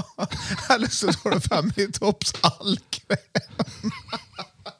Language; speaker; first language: Swedish; native; Swedish